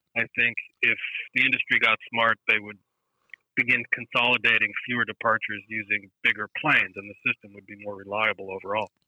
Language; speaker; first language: English; native; English